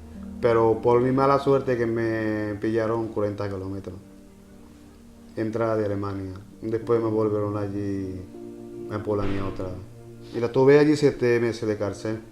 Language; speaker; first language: Spanish; non-native, learner; Punjabi